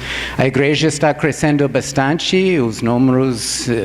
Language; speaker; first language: Portuguese; non-native, fluent; English